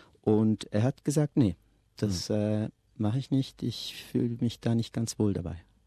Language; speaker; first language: German; native; German